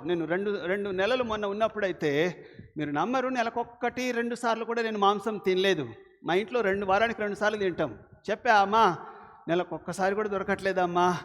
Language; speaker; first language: Telugu; non-native, local second language; Lambadi